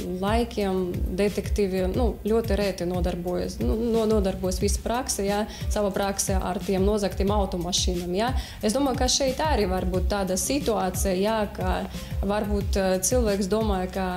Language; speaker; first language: Latvian; non-native, local second language; Russian